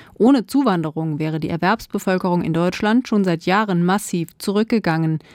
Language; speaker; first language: German; native; German